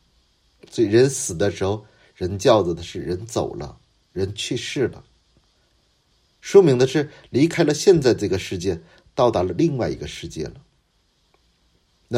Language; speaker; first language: Chinese; non-native, fluent; Korean